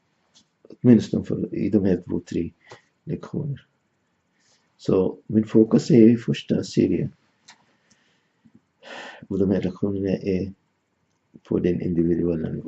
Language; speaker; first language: Swedish; non-native, fluent; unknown